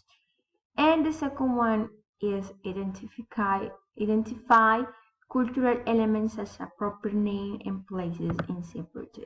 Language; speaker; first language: English; non-native, learner; Spanish